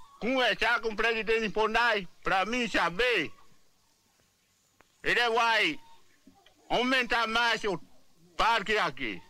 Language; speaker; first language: Portuguese; non-native, local second language; Kayapó